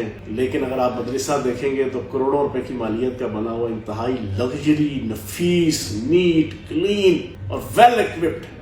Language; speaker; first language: Urdu; native; Urdu